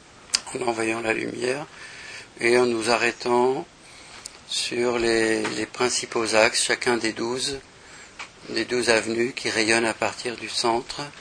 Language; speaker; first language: French; native; French